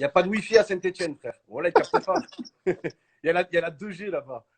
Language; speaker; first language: French; native; French